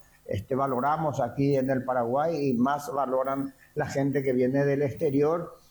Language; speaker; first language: Spanish; native; Spanish